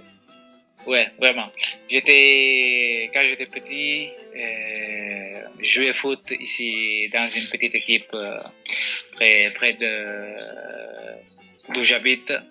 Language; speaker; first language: French; non-native, fluent; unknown